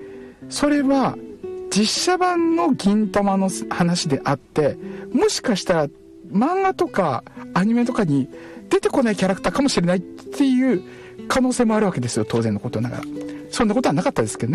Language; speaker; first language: Japanese; native; Japanese